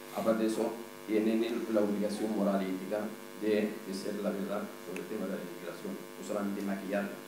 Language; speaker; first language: Spanish; non-native, fluent; Arabic